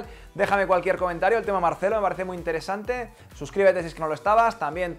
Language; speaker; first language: Spanish; native; Spanish